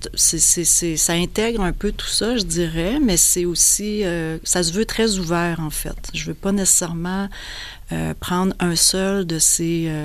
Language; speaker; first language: French; native; French